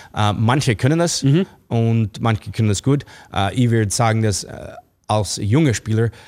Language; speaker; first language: German; non-native, fluent; English